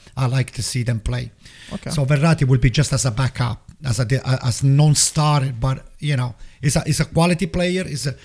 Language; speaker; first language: English; non-native, fluent; Italian